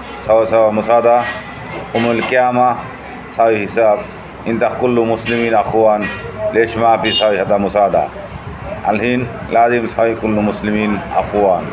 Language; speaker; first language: Arabic; non-native, learner; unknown